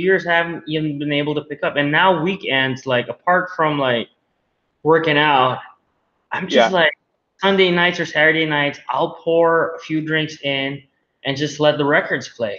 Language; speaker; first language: English; non-native, local second language; Filipino